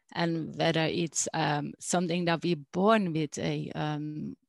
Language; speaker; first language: English; non-native, fluent; Dutch